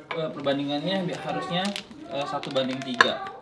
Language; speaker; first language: Indonesian; native; Indonesian